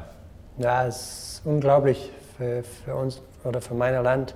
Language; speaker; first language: German; non-native, fluent; English